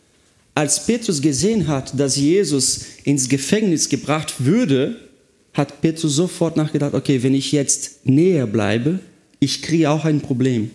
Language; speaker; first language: German; non-native, fluent; Portuguese